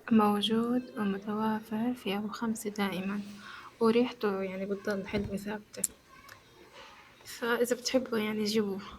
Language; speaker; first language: Arabic; native; Arabic